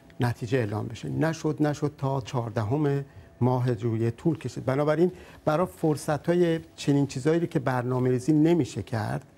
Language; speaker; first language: Persian; native; Persian